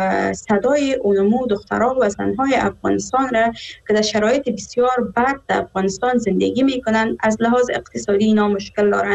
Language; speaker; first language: Persian; native; Persian